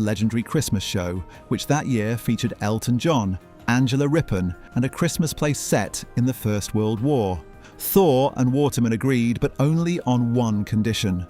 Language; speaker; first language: English; native; English